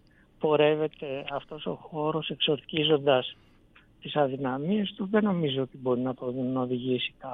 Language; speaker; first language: Greek; native; Greek